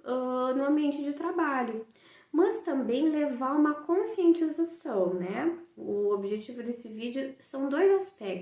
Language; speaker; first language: Portuguese; native; Portuguese